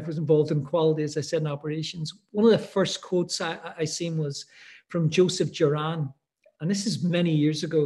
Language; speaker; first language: English; native; English